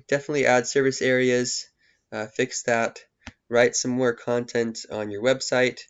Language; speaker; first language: English; native; English